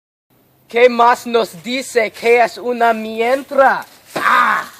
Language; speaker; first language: Spanish; non-native, learner; English